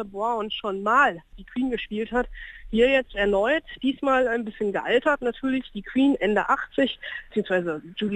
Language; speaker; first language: German; native; German